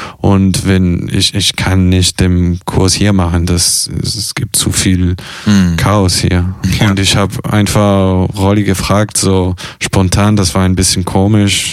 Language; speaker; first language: German; non-native, fluent; Italian